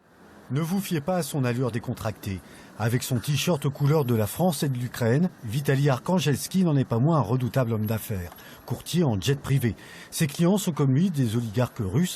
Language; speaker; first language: French; native; French